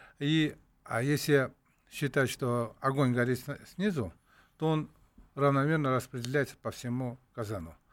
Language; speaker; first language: Russian; non-native, local second language; Uzbek